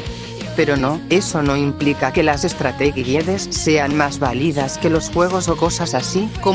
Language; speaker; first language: Spanish; native; Spanish